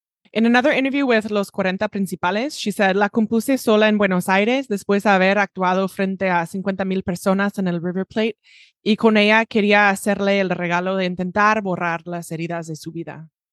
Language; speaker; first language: Spanish; non-native, fluent; English